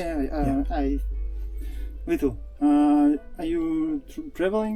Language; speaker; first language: English; non-native, learner; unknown